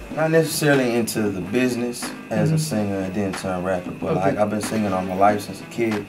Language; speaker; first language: English; native; English